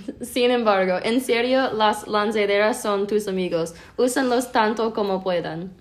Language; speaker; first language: Spanish; non-native, learner; English